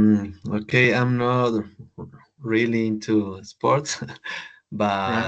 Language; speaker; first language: English; non-native, learner; Spanish